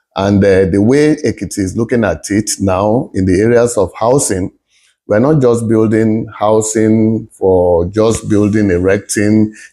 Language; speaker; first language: English; non-native, local second language; Yoruba